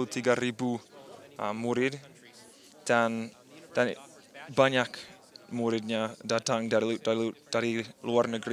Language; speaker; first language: Indonesian; non-native, fluent; English